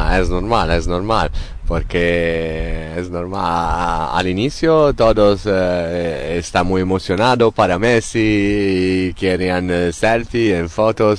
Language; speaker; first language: Spanish; non-native, learner; Italian